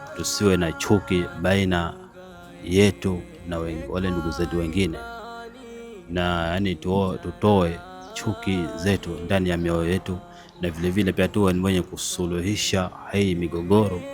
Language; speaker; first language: Swahili; native; Swahili